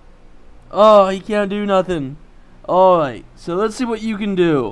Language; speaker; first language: English; native; English